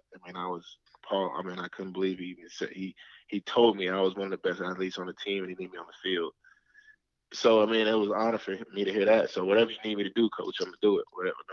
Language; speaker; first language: English; native; English